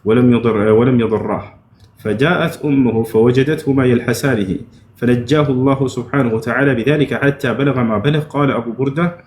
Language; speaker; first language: Arabic; non-native, fluent; Amharic